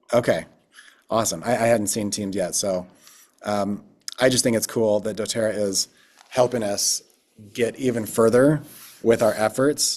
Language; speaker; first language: English; native; English